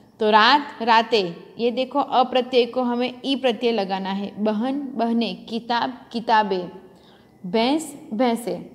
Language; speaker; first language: Hindi; non-native, local second language; Gujarati